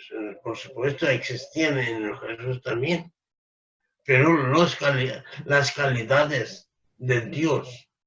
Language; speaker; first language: Spanish; non-native, fluent; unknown